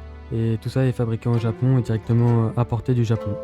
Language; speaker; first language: French; native; French